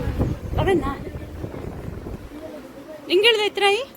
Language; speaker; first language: Malayalam; non-native, local second language; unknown